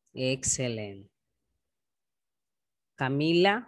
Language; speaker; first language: English; non-native, fluent; Spanish